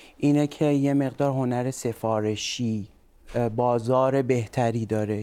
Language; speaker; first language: Persian; native; Persian